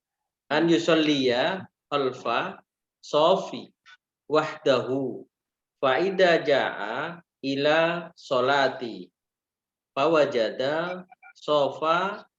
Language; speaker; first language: Arabic; non-native, learner; Indonesian